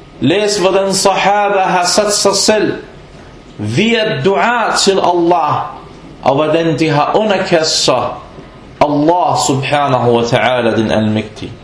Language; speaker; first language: Danish; non-native, fluent; Arabic